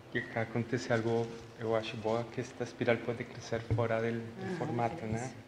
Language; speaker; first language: Portuguese; non-native, learner; Spanish